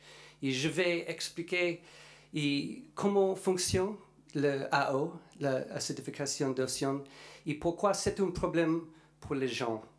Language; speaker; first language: French; non-native, learner; English